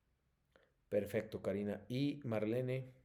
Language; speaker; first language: Spanish; native; Spanish